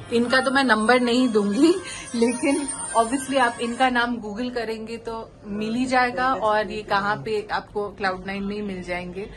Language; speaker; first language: Hindi; non-native, local second language; Bangla